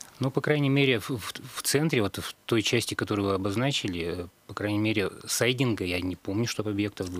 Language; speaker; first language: Russian; native; Russian